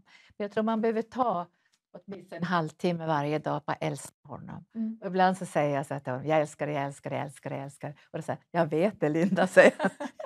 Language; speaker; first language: Swedish; native; Swedish